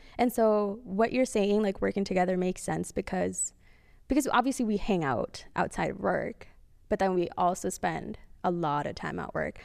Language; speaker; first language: English; early bilingual, other home language; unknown